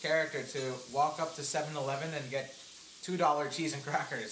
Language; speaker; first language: English; non-native, local second language; Filipino